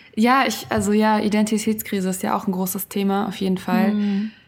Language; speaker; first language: German; native; German